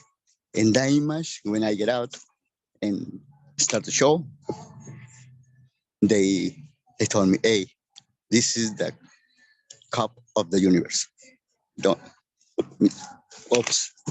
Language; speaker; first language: English; non-native, learner; Spanish